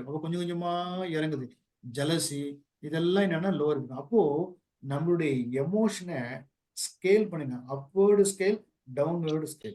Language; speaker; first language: Tamil; native; Tamil